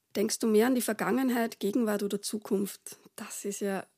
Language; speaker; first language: German; native; German